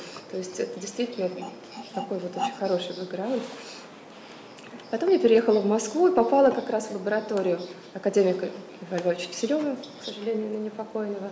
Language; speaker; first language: Russian; native; Russian